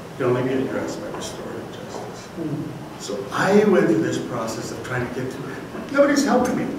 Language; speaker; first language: English; native; English